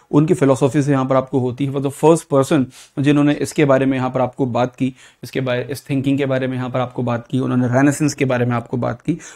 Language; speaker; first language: Hindi; native; Hindi